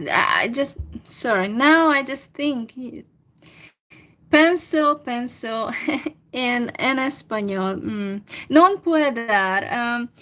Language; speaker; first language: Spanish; non-native, learner; Hungarian